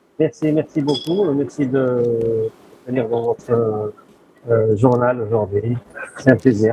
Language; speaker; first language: French; non-native, local second language; Arabic